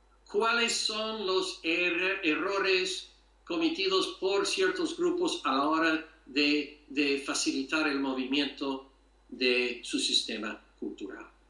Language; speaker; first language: Spanish; non-native, fluent; English